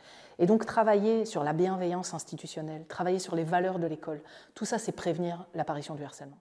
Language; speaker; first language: French; native; French